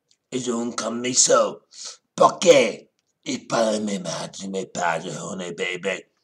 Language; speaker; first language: Spanish; non-native, learner; English